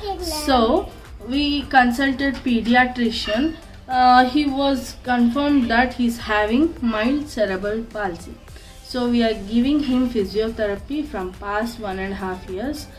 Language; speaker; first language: English; non-native, local second language; Kannada